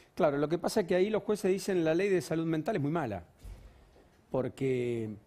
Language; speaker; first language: Spanish; native; Spanish